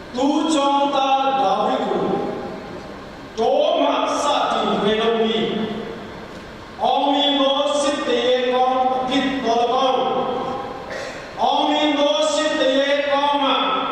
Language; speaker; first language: Burmese; non-native, local second language; Hakha Chin